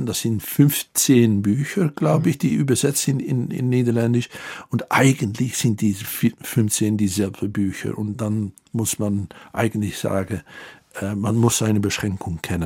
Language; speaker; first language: German; non-native, fluent; Dutch